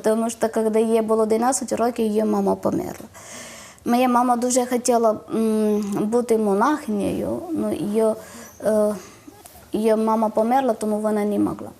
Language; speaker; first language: Ukrainian; non-native, learner; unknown